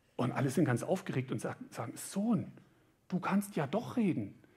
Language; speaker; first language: German; native; German